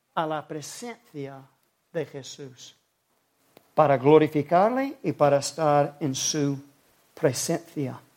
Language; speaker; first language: Spanish; non-native, fluent; English